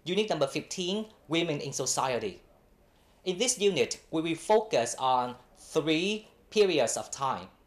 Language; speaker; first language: English; non-native, fluent; Vietnamese